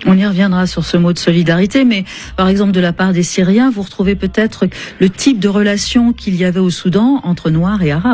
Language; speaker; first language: French; native; French